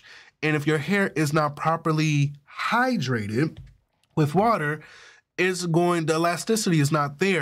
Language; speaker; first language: English; native; English